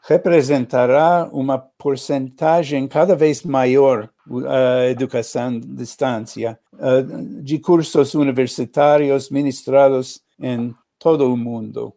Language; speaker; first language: Portuguese; non-native, learner; English